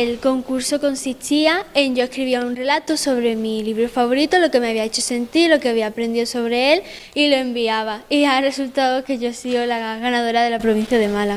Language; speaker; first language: Spanish; native; Spanish